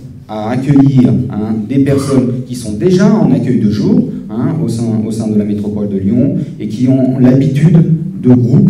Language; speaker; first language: French; native; French